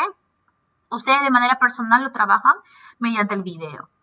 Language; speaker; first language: Spanish; native; Spanish